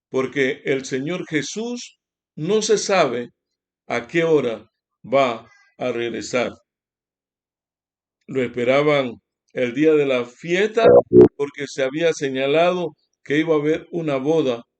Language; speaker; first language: Spanish; native; Spanish